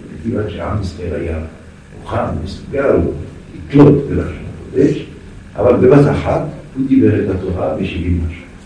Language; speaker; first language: Hebrew; non-native, fluent; French